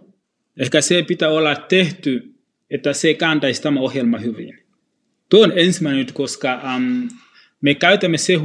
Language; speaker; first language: Finnish; non-native, fluent; Swahili